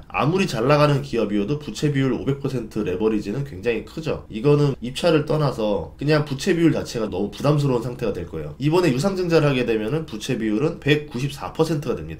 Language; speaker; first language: Korean; native; Korean